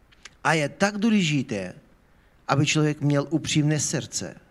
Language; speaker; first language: Czech; non-native, fluent; Ukrainian